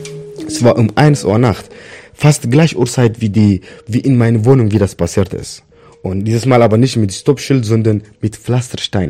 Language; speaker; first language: German; non-native, learner; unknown